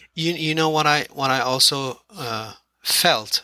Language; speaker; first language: English; non-native, fluent; Arabic